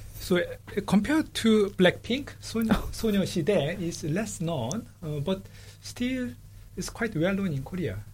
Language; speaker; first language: English; non-native, fluent; Korean